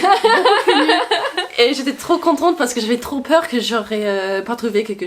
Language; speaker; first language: French; non-native, fluent; English